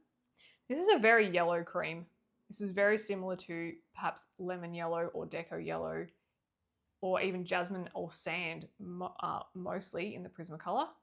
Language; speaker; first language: English; native; English